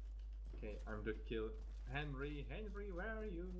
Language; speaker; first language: English; non-native, learner; Russian